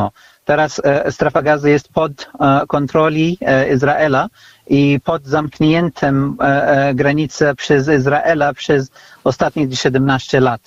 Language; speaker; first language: Polish; non-native, fluent; Arabic